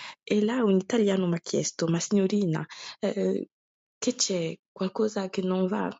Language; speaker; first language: Italian; non-native, learner; French